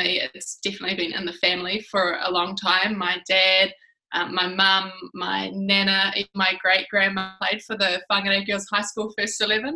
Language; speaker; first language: English; native; English